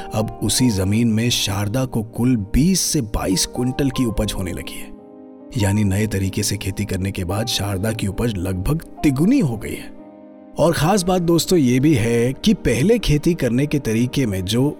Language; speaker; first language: Hindi; native; Hindi